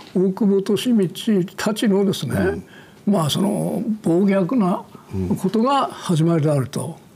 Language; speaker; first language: Japanese; native; Japanese